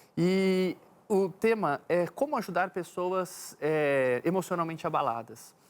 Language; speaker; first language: Portuguese; native; Portuguese